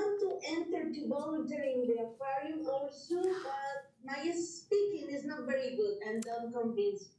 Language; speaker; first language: English; non-native, learner; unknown